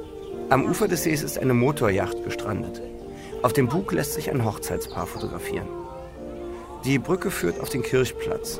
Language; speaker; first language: German; native; German